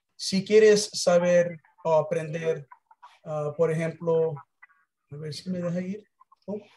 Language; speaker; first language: Spanish; early bilingual, heritage; English